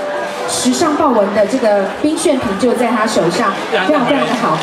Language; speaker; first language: Chinese; native; Chinese